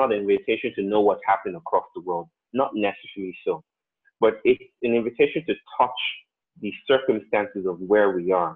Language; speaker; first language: English; non-native, local second language; Yoruba